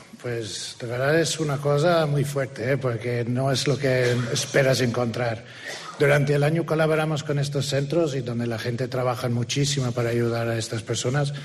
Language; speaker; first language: Spanish; non-native, fluent; English